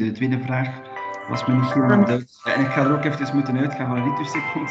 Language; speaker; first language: Dutch; native; Dutch